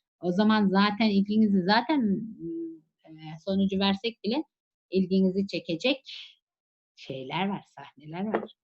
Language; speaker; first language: Turkish; native; Turkish